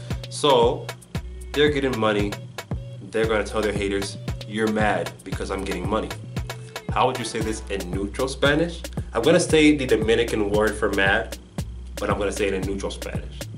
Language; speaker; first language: English; native; English